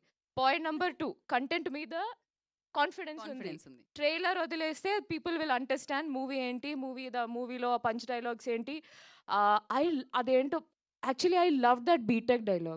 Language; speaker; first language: Telugu; non-native, local second language; Malayalam